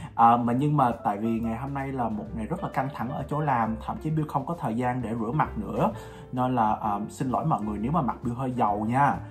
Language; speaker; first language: Vietnamese; early bilingual, heritage; Vietnamese